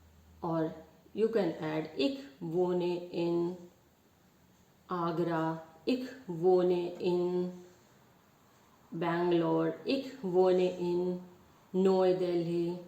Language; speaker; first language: German; non-native, learner; Hindi